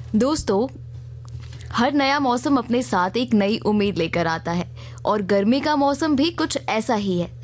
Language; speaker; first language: Hindi; native; Hindi